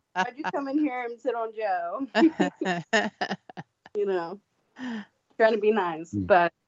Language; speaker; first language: English; native; English